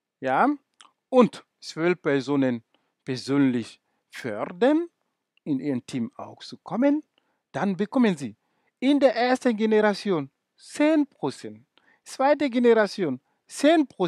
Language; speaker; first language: German; non-native, fluent; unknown